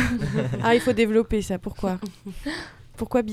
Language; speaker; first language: French; native; French